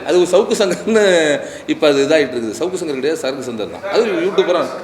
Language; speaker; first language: Tamil; native; Tamil